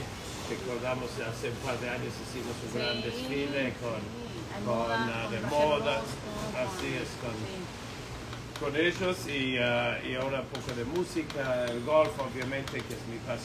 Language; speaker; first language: Spanish; non-native, fluent; English